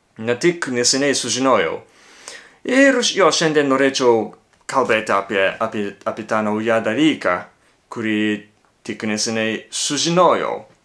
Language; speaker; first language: Lithuanian; non-native, fluent; Japanese